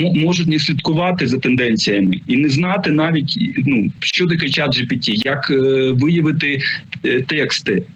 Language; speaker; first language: Ukrainian; non-native, local second language; Russian